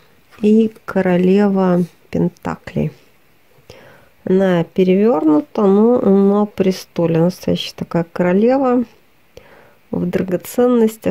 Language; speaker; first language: Russian; native; Russian